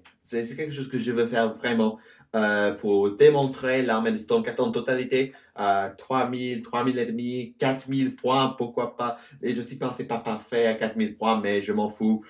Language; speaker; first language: French; non-native, learner; English